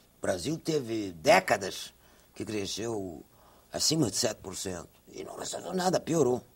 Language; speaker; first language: Portuguese; native; Portuguese